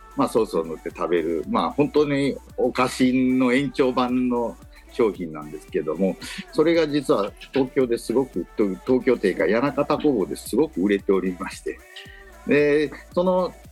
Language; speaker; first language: Japanese; native; Japanese